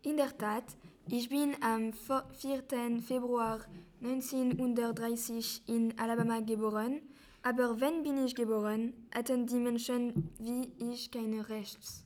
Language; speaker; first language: German; non-native, learner; French